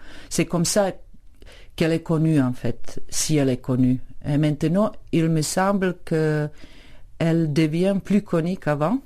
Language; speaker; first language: French; non-native, fluent; Czech